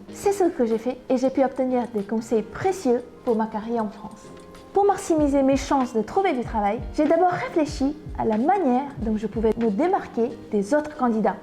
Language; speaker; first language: French; non-native, fluent; Vietnamese